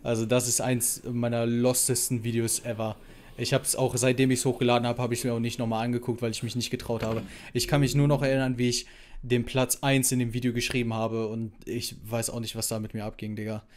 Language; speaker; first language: German; native; German